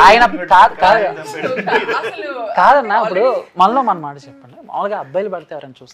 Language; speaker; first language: Telugu; native; Telugu